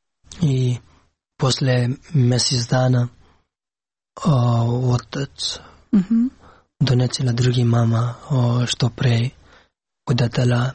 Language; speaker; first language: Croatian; non-native, learner; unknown